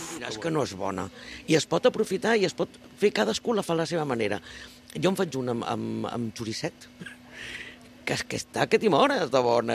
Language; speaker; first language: Catalan; native; Catalan